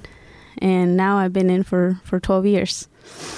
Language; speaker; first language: English; early bilingual, other home language; Spanish